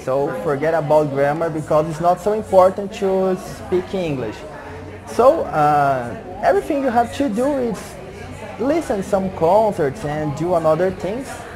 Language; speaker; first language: English; non-native, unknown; Portuguese